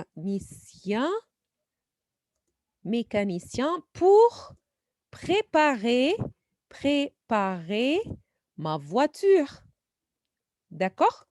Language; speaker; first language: French; non-native, fluent; Arabic